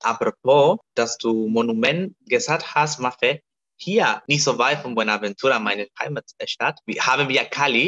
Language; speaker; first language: German; non-native, learner; Spanish